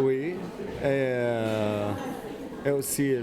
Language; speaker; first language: French; non-native, learner; Arabic